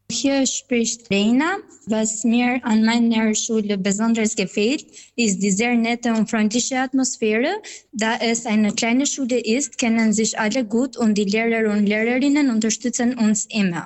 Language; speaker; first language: German; non-native, fluent; Albanian